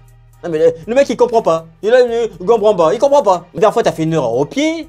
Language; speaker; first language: French; native; French